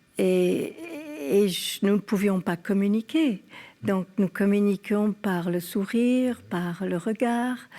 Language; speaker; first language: French; early bilingual, other home language; English